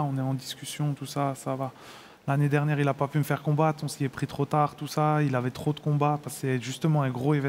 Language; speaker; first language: French; native; French